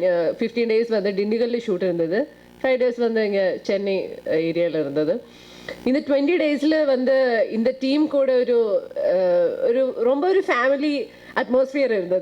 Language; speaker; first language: Tamil; non-native, fluent; Malayalam